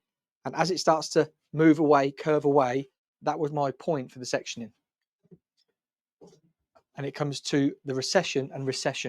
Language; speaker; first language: English; native; English